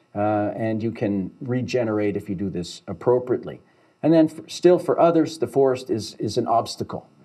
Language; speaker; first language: English; native; English